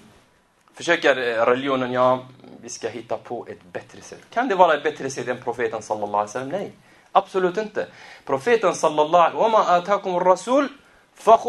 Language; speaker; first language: Swedish; non-native, fluent; Arabic